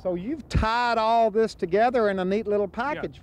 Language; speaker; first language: English; native; English